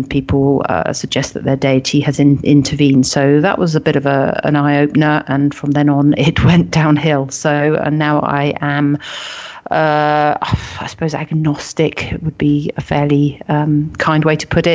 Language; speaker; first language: English; native; English